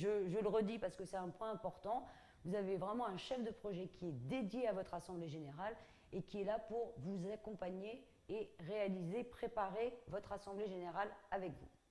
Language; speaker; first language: French; native; French